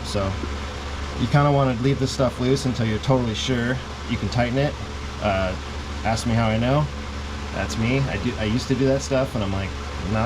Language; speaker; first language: English; native; English